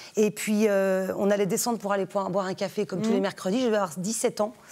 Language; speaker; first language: French; native; French